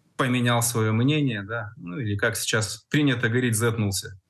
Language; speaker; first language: Russian; native; Russian